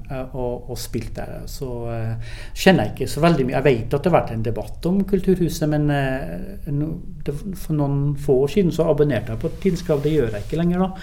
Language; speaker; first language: Norwegian; early bilingual, other home language; English